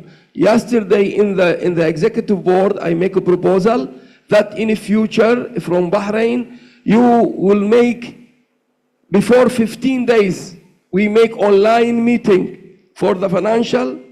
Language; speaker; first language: English; non-native, learner; Arabic